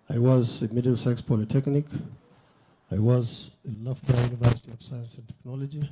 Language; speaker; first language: English; non-native, local second language; Hausa